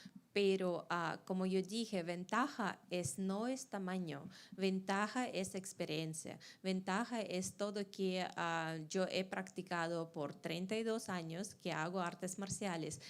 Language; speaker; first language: Spanish; non-native, fluent; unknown